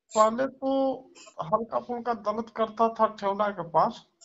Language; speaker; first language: Hindi; native; Hindi